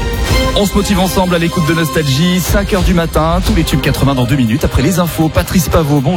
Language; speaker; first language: French; native; French